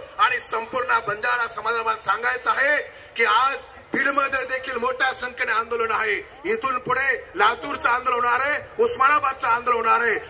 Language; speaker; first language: Marathi; non-native, local second language; Lambadi